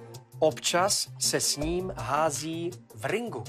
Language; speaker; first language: Czech; native; Czech